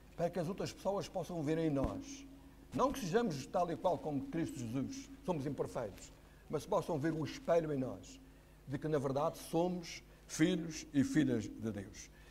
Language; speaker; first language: Portuguese; native; Portuguese